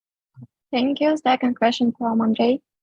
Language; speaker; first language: English; non-native, fluent; Russian